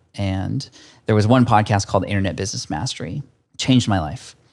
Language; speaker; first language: English; early bilingual, other home language; Filipino